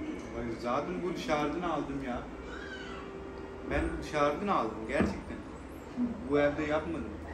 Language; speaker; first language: Turkish; non-native, learner; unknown